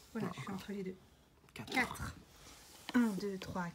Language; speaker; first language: French; native; French